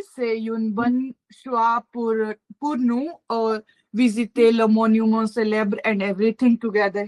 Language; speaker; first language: French; non-native, learner; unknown